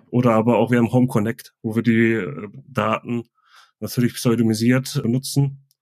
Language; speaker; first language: German; native; German